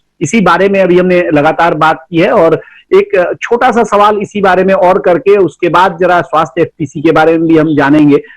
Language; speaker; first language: Hindi; native; Hindi